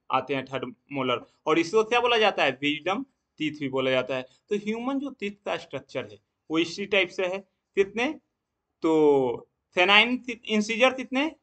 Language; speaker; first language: Hindi; native; Hindi